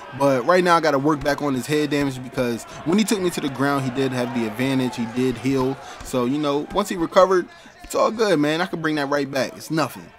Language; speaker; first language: English; native; English